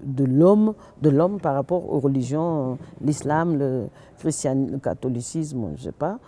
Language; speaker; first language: French; non-native, local second language; Wolof